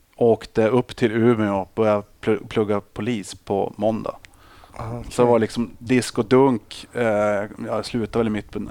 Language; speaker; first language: Swedish; native; Swedish